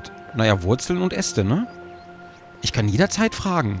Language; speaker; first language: German; native; German